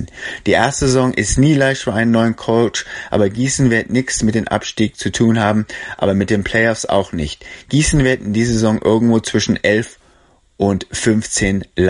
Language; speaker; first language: German; native; German